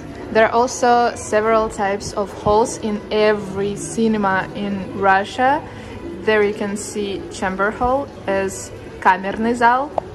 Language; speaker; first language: English; non-native, fluent; Russian